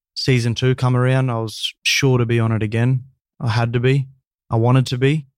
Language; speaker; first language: English; native; English